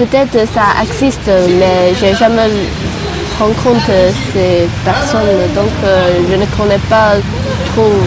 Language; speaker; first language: French; non-native, learner; Chinese